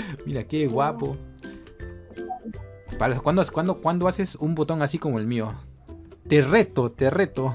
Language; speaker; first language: Spanish; native; Spanish